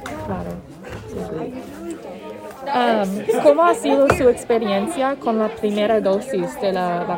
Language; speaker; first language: Spanish; non-native, learner; English